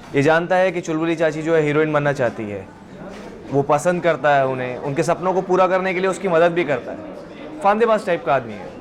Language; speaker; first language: Hindi; native; Hindi